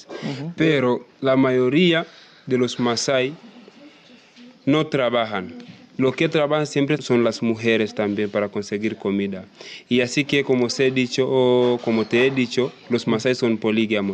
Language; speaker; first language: Spanish; non-native, learner; Masai